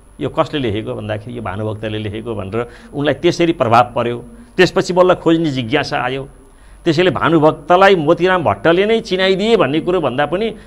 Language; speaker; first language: Nepali; native; Nepali